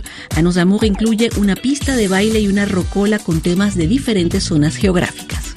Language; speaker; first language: Spanish; native; Spanish